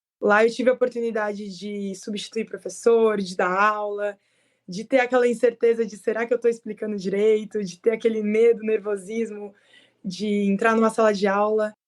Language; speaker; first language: Portuguese; native; Portuguese